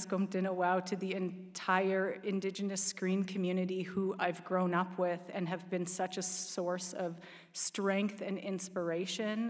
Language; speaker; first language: English; native; English